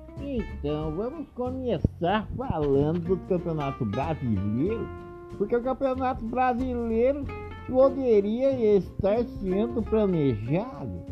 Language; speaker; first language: Portuguese; native; Portuguese